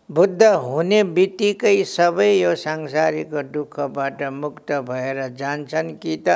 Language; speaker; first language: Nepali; non-native, local second language; Newari